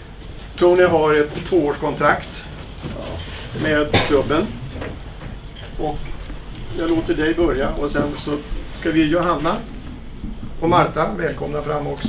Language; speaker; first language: Swedish; native; Swedish